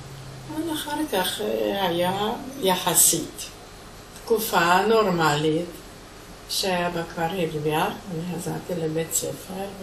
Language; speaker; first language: Hebrew; non-native, fluent; Hungarian